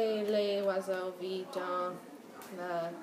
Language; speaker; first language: French; non-native, learner; English